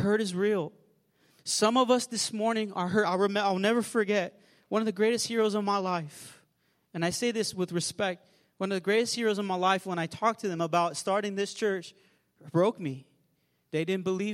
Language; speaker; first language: English; native; English